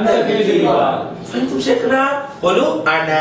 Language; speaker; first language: Arabic; non-native, fluent; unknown